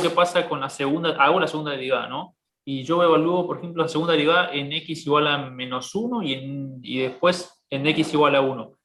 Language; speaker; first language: Spanish; native; Spanish